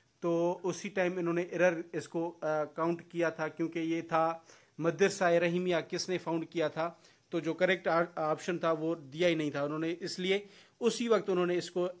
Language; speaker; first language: Urdu; non-native, local second language; Sindhi